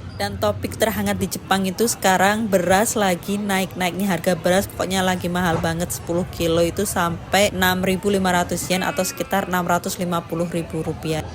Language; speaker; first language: Indonesian; native; Indonesian